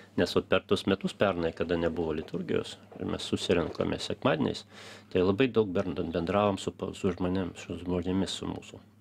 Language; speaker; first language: Lithuanian; early bilingual, heritage; Lithuanian